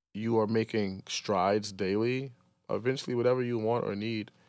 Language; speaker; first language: English; native; English